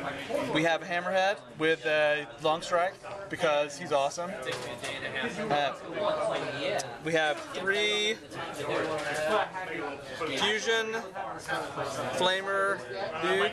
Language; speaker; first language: English; native; English